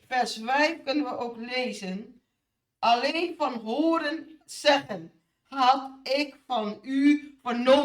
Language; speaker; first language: Dutch; non-native, fluent; Indonesian